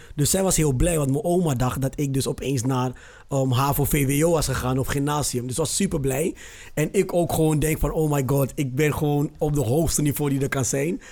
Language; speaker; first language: Dutch; early bilingual, other home language; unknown